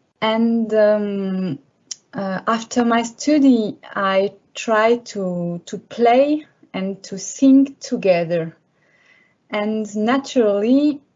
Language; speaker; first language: English; non-native, learner; French